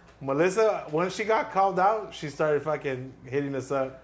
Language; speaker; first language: English; early bilingual, other home language; Spanish